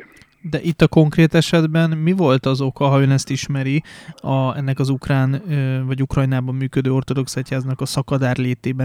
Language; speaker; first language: Hungarian; native; Hungarian